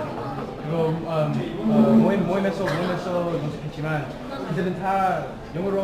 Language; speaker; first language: Korean; non-native, learner; English